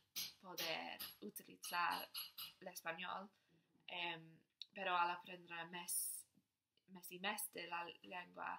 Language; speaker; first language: Catalan; non-native, learner; English